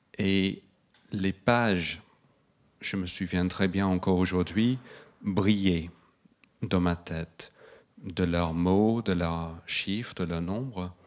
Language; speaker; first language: French; non-native, fluent; English